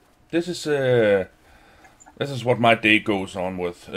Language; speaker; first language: English; non-native, fluent; Danish